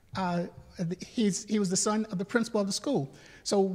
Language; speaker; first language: English; native; English